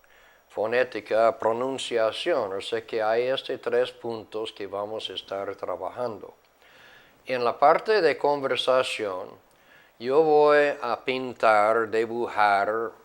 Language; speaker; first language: Spanish; non-native, fluent; English